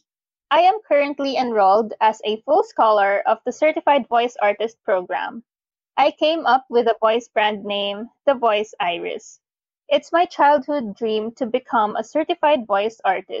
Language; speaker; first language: English; non-native, local second language; Filipino